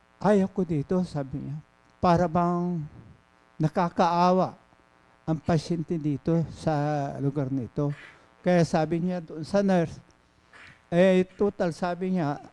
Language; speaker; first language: Filipino; non-native, local second language; Pangasinan